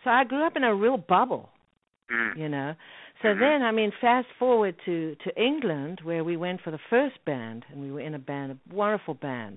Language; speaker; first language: English; native; English